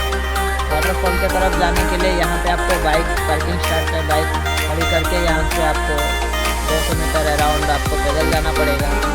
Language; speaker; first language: Hindi; native; Hindi